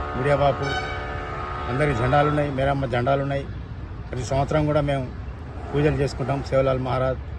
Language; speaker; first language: Telugu; non-native, local second language; Lambadi